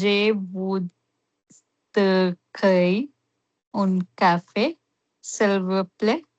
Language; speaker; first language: French; non-native, learner; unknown